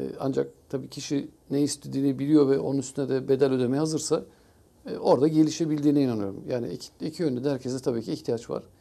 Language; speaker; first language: Turkish; early bilingual, heritage; Turkish